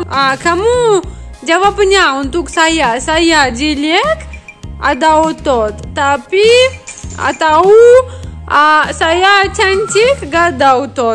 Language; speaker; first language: Indonesian; non-native, learner; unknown